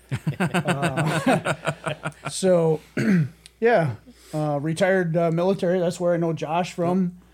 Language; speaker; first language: English; native; English